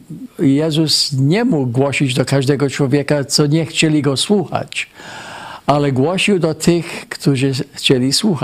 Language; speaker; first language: Polish; early bilingual, heritage; Polish